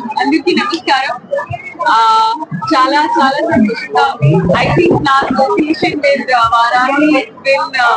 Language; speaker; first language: Telugu; non-native, learner; Hindi